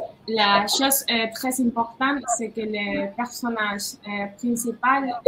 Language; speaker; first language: French; non-native, learner; Spanish